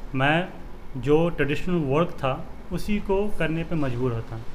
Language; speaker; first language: Hindi; native; Hindi